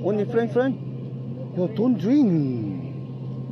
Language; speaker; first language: English; non-native, learner; Filipino